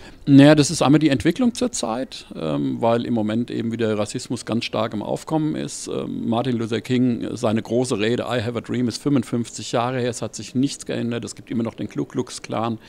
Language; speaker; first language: German; native; German